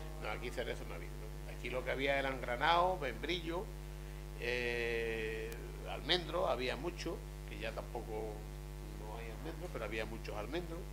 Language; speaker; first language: Spanish; native; Spanish